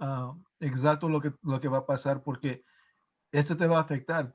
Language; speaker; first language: Spanish; early bilingual, heritage; English